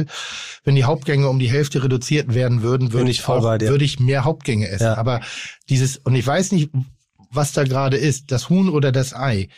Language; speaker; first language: German; native; German